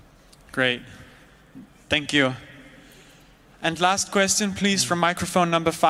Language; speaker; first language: English; non-native, fluent; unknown